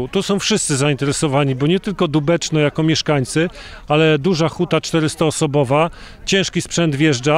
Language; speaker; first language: Polish; native; Polish